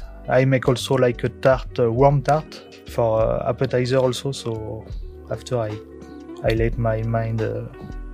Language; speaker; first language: English; non-native, learner; French